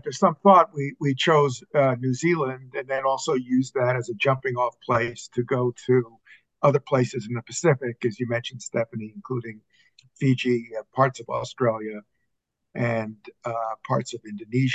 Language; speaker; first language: English; native; English